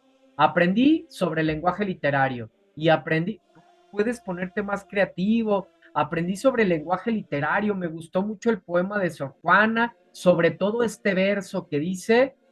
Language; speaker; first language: Spanish; native; Spanish